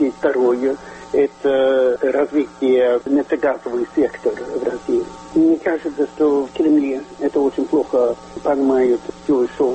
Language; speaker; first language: Russian; non-native, fluent; Swedish